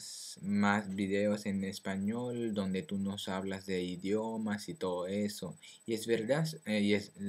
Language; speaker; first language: Spanish; non-native, learner; French